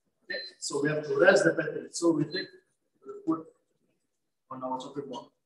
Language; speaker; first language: English; non-native, local second language; Malay